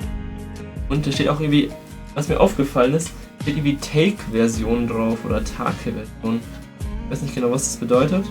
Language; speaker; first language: German; native; German